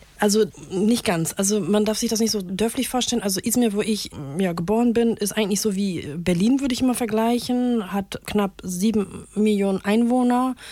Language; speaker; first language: German; early bilingual, other home language; Turkish